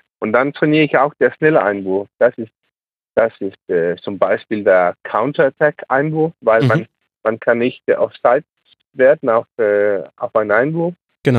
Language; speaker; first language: German; non-native, learner; Danish